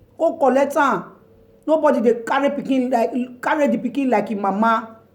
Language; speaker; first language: Nigerian Pidgin; non-native, local second language; Bini